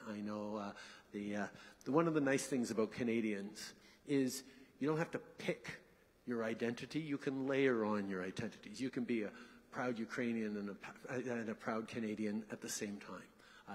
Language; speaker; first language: English; early bilingual, other home language; French